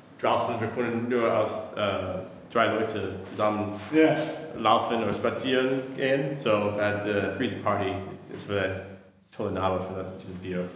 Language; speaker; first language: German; non-native, learner; English